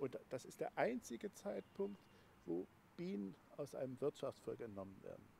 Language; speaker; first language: German; native; German